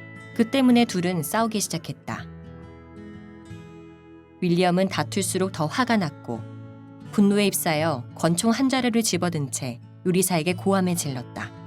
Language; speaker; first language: Korean; native; Korean